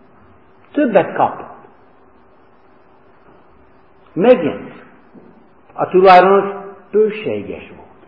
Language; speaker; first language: Hungarian; non-native, fluent; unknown